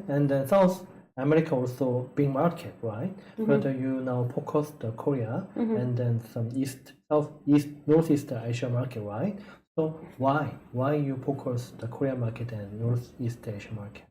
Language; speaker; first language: English; non-native, learner; Korean